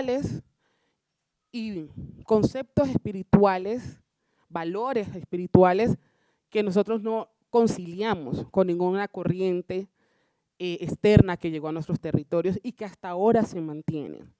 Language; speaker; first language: Spanish; native; Spanish